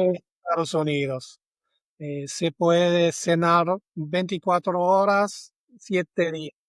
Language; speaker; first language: Spanish; non-native, fluent; German